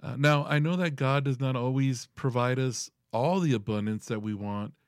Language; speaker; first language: English; early bilingual, other home language; Spanish